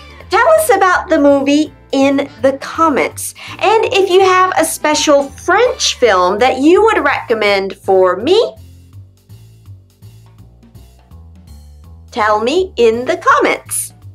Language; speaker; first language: English; native; English